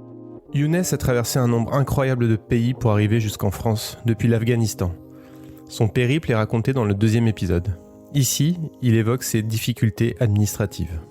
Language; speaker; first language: French; native; French